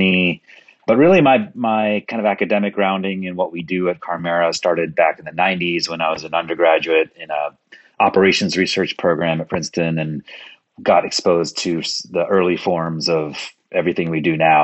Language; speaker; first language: English; early bilingual, other home language; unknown